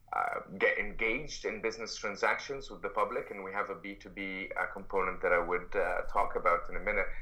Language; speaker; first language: English; non-native, fluent; Arabic